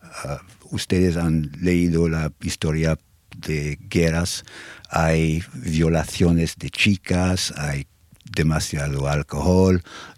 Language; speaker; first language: Spanish; non-native, fluent; English